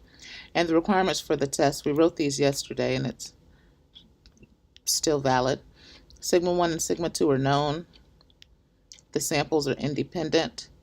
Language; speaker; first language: English; native; English